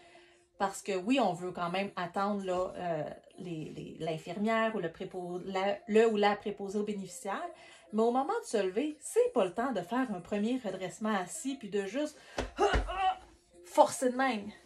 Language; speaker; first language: French; native; French